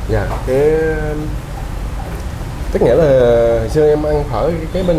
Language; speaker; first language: Vietnamese; early bilingual, heritage; Vietnamese